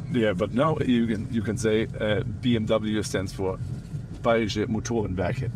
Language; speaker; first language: English; non-native, fluent; German